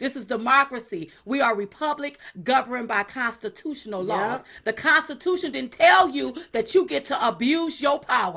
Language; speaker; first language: English; native; English